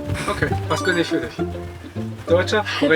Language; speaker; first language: German; early bilingual, other home language; Korean